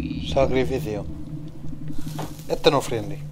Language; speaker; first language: Spanish; native; Spanish